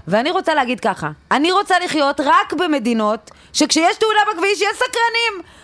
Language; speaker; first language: Hebrew; native; Hebrew